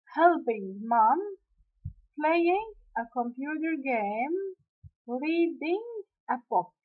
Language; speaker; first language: English; non-native, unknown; Arabic